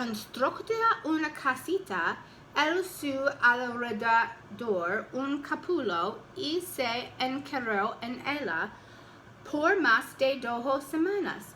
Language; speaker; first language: Spanish; non-native, learner; English